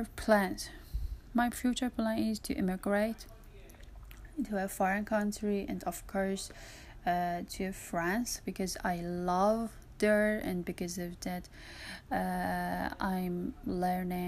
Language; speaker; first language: English; non-native, learner; Persian